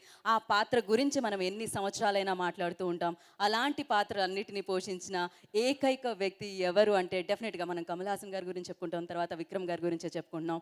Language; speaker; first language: Telugu; native; Telugu